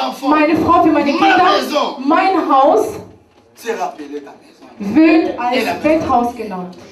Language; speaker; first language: German; non-native, learner; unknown